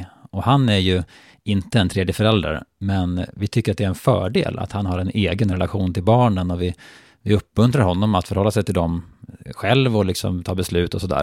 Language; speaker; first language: Swedish; native; Swedish